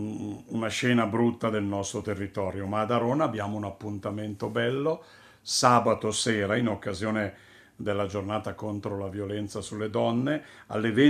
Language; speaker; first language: Italian; native; Italian